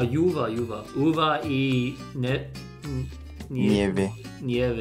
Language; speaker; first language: Spanish; non-native, learner; English